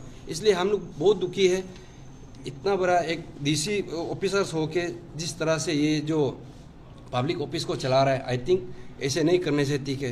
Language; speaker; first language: Hindi; non-native, local second language; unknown